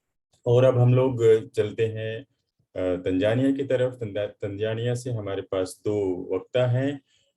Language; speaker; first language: Hindi; native; Hindi